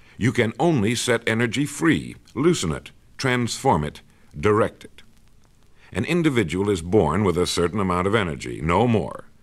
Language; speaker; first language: English; native; English